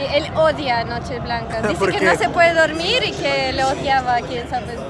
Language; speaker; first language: Spanish; non-native, fluent; Russian